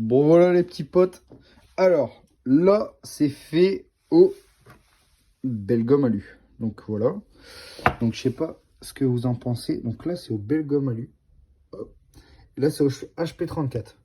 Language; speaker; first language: French; native; French